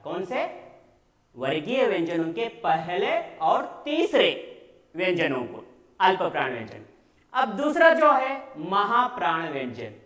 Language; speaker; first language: Hindi; non-native, local second language; Marathi